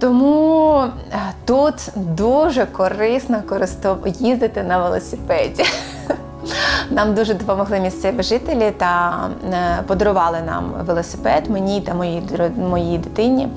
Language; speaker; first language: Ukrainian; native; Ukrainian